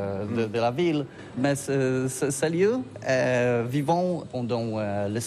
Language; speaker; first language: French; non-native, learner; Polish